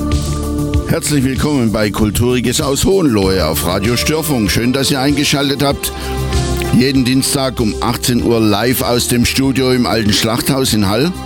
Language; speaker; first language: German; native; German